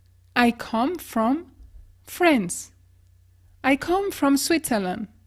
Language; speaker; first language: English; non-native, fluent; French